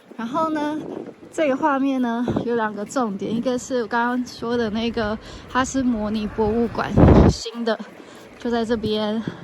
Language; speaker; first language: Chinese; native; Chinese